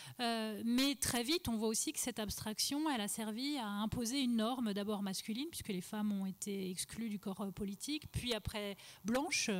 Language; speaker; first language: French; non-native, local second language; Arabic